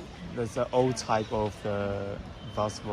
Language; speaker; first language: English; non-native, learner; Chinese